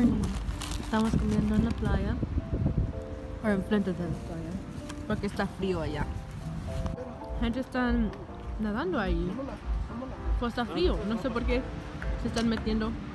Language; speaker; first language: Spanish; early bilingual, heritage; Spanish